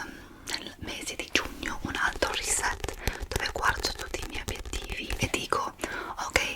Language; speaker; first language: Italian; non-native, fluent; English